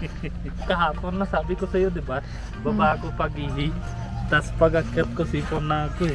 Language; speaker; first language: Filipino; non-native, learner; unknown